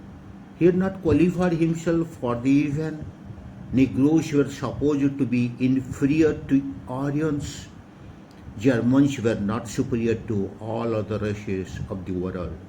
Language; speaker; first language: English; non-native, local second language; Odia